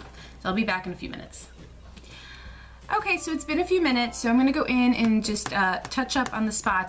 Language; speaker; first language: English; native; English